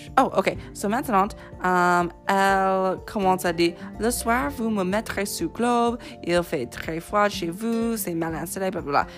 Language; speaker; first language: French; non-native, fluent; English